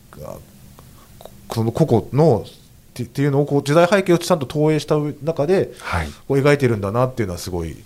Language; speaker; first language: Japanese; native; Japanese